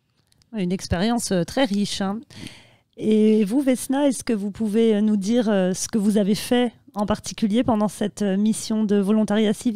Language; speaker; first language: French; native; French